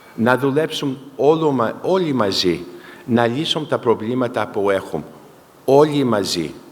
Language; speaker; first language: Greek; early bilingual, heritage; Greek